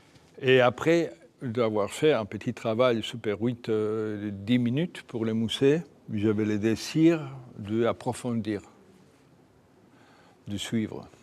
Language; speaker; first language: French; non-native, fluent; Spanish